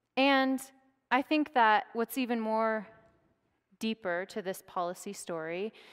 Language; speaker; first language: English; native; English